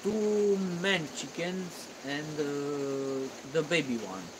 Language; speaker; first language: English; non-native, learner; Romanian